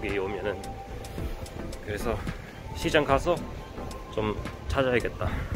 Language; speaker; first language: Korean; non-native, fluent; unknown